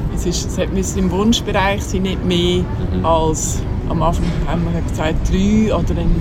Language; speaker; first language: German; native; German